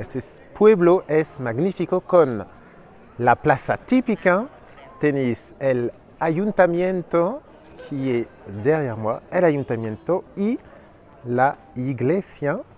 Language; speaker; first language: Spanish; non-native, learner; French